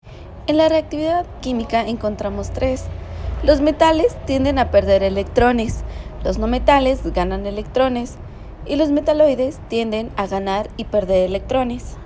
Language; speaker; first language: Spanish; native; Spanish